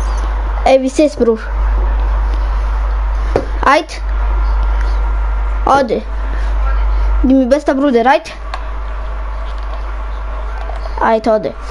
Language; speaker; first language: Swedish; early bilingual, other home language; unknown